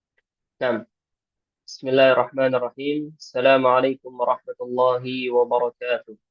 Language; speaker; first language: Arabic; non-native, fluent; Indonesian